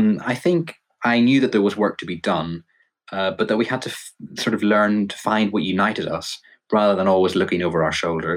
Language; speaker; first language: English; native; English